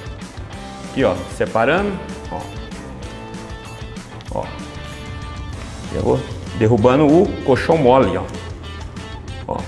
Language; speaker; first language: Portuguese; native; Portuguese